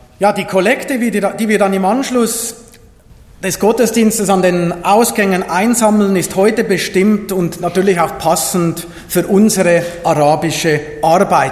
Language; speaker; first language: German; native; German